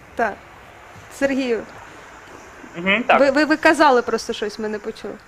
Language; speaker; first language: Ukrainian; native; Ukrainian